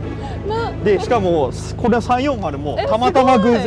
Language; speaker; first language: Japanese; native; Japanese